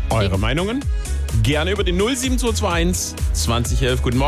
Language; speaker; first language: German; native; German